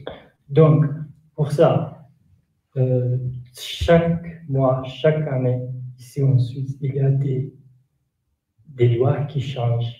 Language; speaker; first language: French; non-native, learner; Kurdish